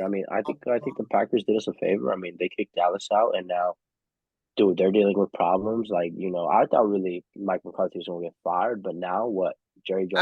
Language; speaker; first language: English; native; English